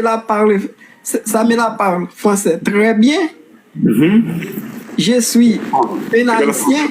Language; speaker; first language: French; non-native, local second language; Haitian Creole